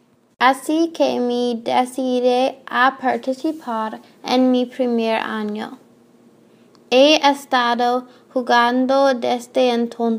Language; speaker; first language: Spanish; non-native, learner; English